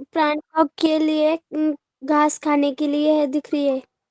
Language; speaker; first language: Hindi; non-native, local second language; Marathi